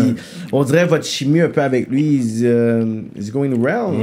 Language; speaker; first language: French; native; French